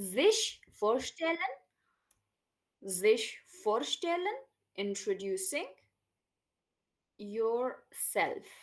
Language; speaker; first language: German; non-native, fluent; Urdu